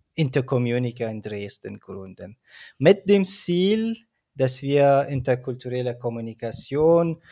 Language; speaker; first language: German; non-native, fluent; Persian